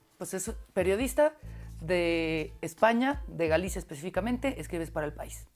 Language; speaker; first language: Spanish; native; Spanish